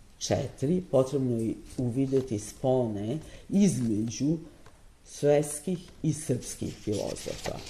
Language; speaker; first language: Serbian; native; Serbian